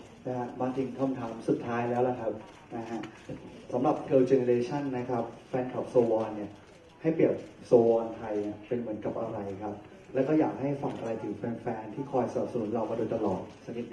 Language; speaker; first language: Thai; native; Thai